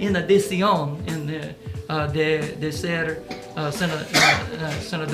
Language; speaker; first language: Spanish; non-native, learner; English